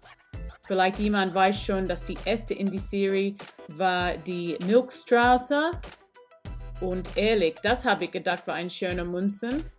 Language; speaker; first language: German; non-native, learner; English